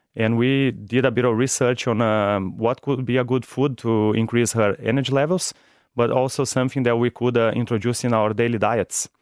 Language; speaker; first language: English; non-native, fluent; Portuguese